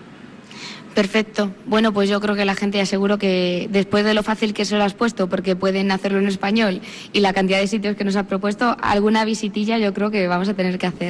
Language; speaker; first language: Spanish; native; Spanish